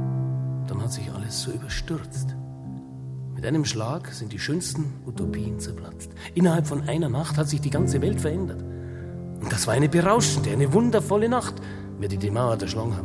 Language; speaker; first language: German; native; German